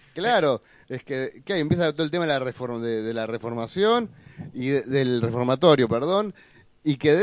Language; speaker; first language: Spanish; native; Spanish